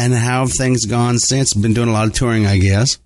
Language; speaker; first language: English; native; English